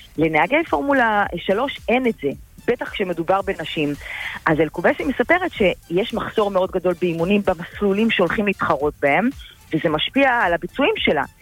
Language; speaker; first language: Hebrew; native; Hebrew